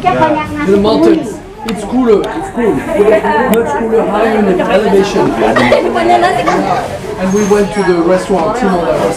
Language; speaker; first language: English; non-native, learner; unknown